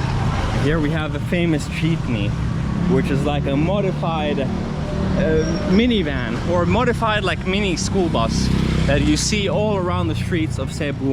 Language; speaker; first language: English; non-native, fluent; Finnish